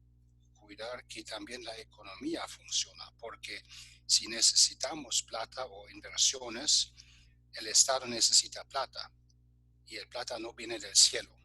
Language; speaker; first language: Spanish; non-native, fluent; German